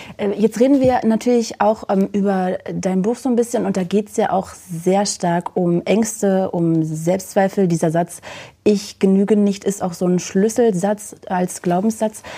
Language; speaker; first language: German; native; German